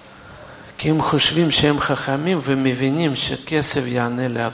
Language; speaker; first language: Hebrew; non-native, fluent; Russian